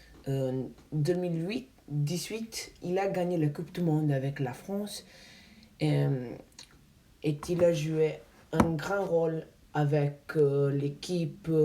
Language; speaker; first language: French; non-native, learner; English